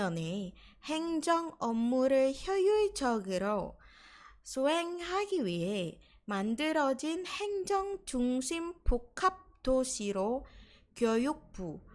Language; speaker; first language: Korean; non-native, fluent; Indonesian